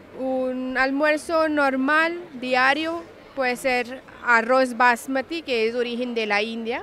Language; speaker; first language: Spanish; non-native, fluent; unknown